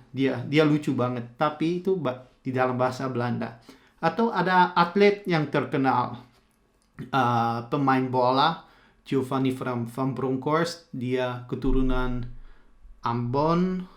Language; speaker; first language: Indonesian; early bilingual, heritage; Dutch